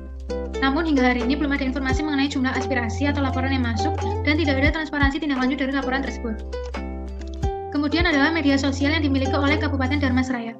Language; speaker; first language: Indonesian; native; Indonesian